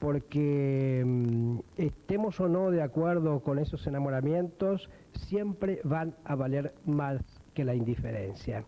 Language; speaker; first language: Spanish; native; Spanish